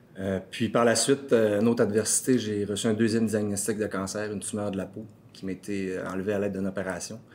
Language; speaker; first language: French; native; French